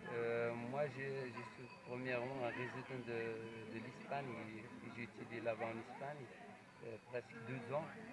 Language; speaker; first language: French; non-native, learner; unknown